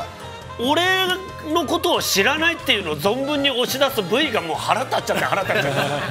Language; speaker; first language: Japanese; native; Japanese